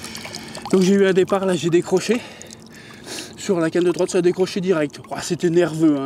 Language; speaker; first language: French; native; French